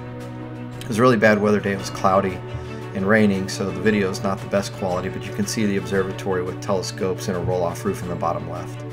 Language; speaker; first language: English; native; English